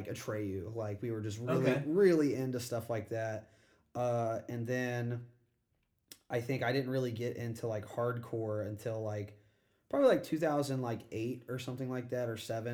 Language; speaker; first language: English; native; English